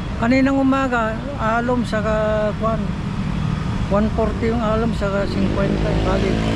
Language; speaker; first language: Filipino; non-native, local second language; Iloko